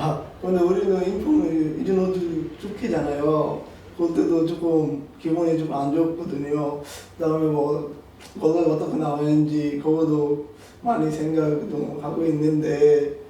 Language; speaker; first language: Korean; non-native, learner; Bangla